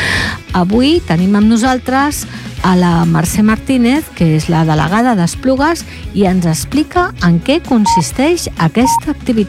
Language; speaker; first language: Catalan; native; Catalan